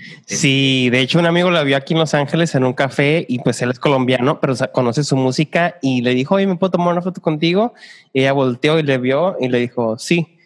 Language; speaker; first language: Spanish; native; Spanish